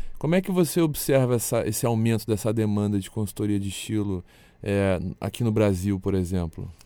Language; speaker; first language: Portuguese; native; Portuguese